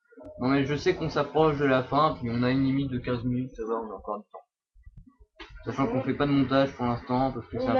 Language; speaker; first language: French; native; French